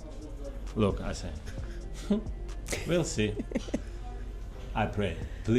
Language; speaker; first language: English; non-native, learner; Ukrainian